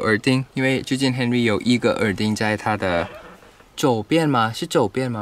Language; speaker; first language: Chinese; non-native, fluent; Thai